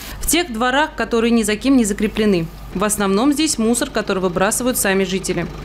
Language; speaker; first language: Russian; native; Russian